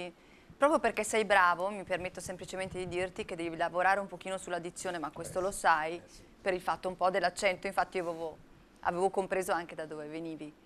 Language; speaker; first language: Italian; native; Italian